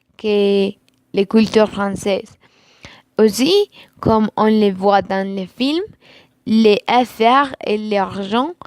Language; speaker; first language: French; non-native, learner; Spanish